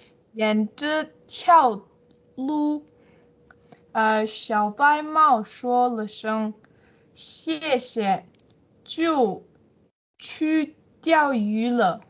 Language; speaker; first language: Chinese; non-native, learner; Tibetan